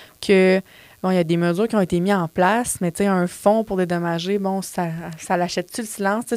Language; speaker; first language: French; native; French